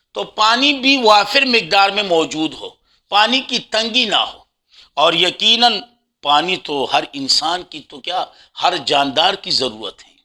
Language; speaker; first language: Urdu; non-native, local second language; Pashto